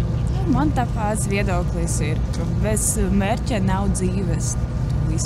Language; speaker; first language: Latvian; non-native, local second language; Russian